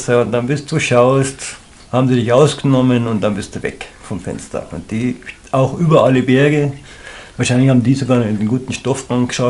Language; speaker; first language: German; native; German